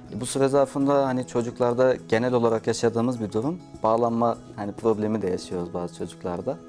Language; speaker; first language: Turkish; native; Turkish